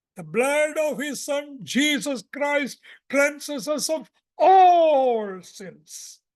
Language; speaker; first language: English; non-native, local second language; Hindi